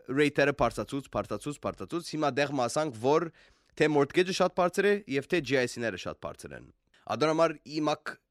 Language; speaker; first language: Armenian; early bilingual, heritage; Armenian